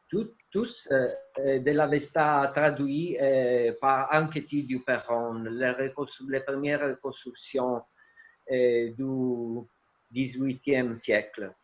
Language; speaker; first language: French; non-native, fluent; Italian